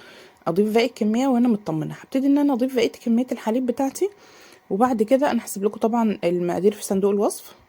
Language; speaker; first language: Arabic; native; Arabic